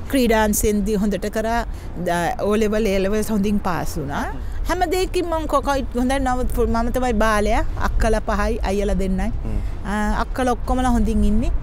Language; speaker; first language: Sinhala; non-native, local second language; Tamil